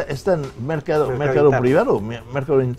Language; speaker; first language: Spanish; non-native, fluent; French